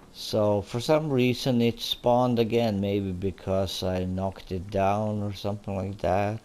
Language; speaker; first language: English; non-native, fluent; Swedish